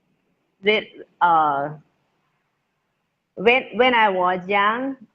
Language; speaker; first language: English; non-native, learner; Thai